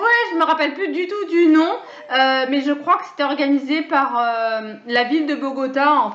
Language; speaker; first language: French; native; French